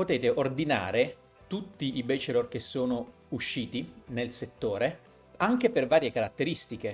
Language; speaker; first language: Italian; native; Italian